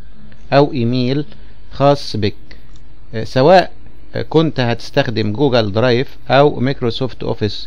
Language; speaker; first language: Arabic; native; Arabic